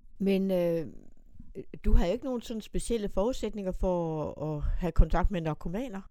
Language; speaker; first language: Danish; native; Danish